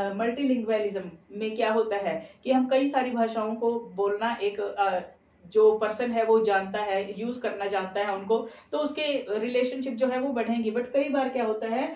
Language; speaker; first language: Hindi; non-native, local second language; Punjabi